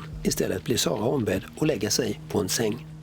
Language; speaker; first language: Swedish; native; Swedish